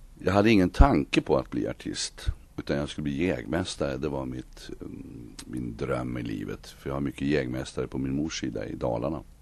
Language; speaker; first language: Swedish; native; Swedish